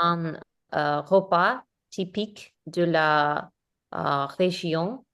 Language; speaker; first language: French; non-native, learner; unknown